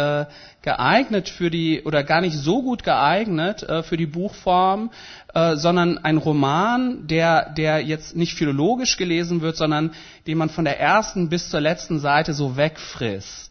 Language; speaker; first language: German; native; German